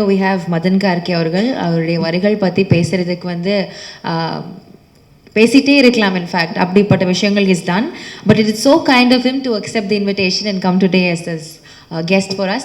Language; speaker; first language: Tamil; native; Tamil